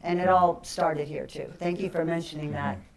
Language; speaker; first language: English; native; English